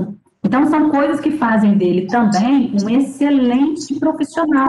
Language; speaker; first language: Portuguese; native; Portuguese